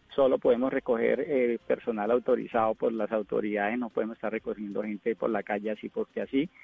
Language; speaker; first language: Spanish; native; Spanish